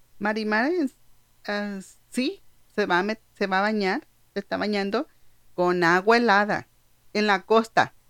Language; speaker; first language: Spanish; native; Spanish